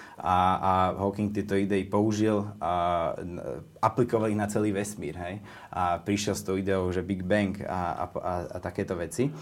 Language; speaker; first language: Slovak; native; Slovak